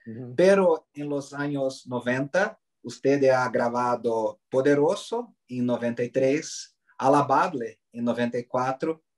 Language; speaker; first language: Spanish; non-native, learner; Portuguese